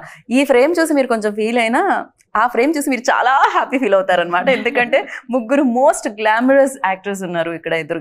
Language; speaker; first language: Telugu; native; Telugu